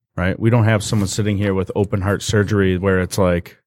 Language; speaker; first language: English; native; English